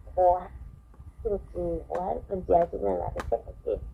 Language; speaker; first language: Korean; non-native, learner; Vietnamese